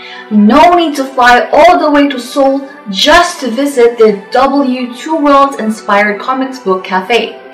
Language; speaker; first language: English; non-native, local second language; Filipino